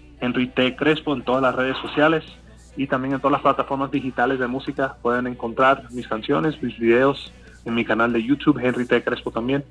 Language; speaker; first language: Spanish; early bilingual, heritage; English